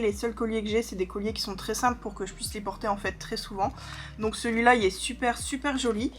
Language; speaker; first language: French; native; French